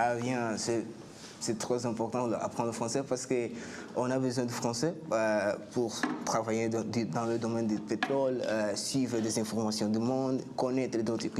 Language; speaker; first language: French; non-native, fluent; Portuguese